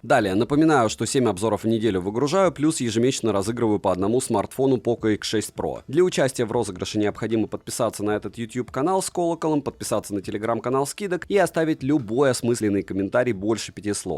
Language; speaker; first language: Russian; native; Russian